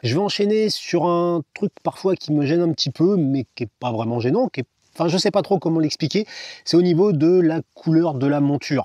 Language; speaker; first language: French; native; French